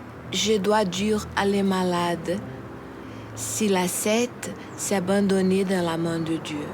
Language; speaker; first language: French; non-native, fluent; Portuguese